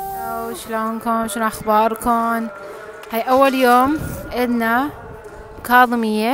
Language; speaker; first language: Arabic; non-native, fluent; Persian